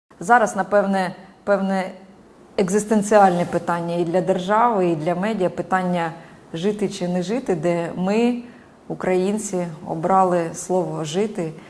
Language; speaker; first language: Ukrainian; native; Ukrainian